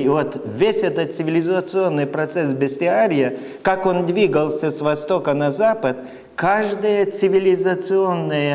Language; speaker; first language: Russian; non-native, fluent; Lithuanian